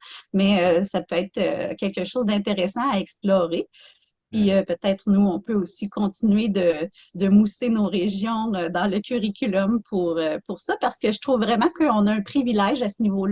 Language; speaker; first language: French; native; French